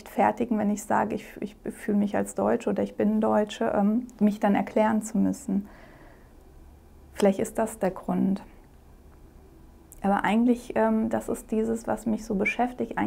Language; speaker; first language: German; early bilingual, other home language; Croatian